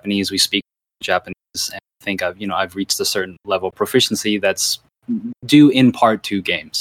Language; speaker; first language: English; early bilingual, other home language; Thai